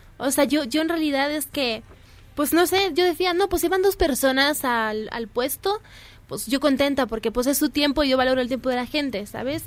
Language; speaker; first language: Spanish; native; Spanish